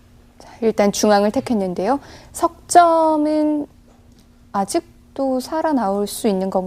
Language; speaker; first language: Korean; native; Korean